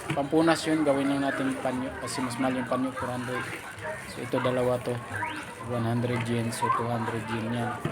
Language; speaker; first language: Filipino; native; Filipino